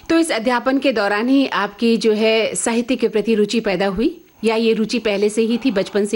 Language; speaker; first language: Hindi; native; Hindi